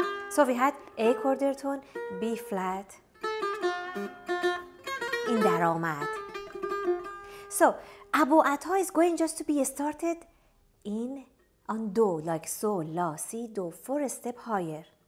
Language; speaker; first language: English; non-native, fluent; Persian